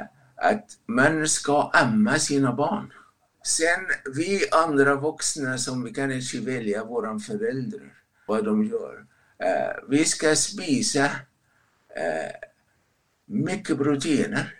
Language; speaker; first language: Swedish; non-native, fluent; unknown